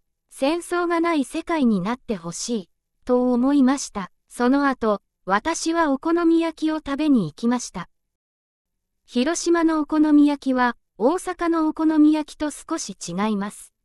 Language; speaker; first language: Japanese; non-native, fluent; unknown